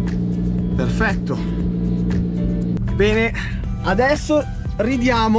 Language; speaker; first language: Italian; native; Italian